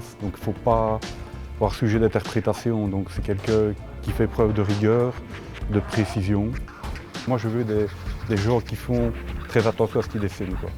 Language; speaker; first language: French; native; French